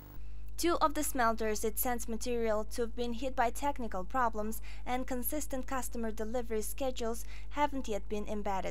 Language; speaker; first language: English; non-native, fluent; Mongolian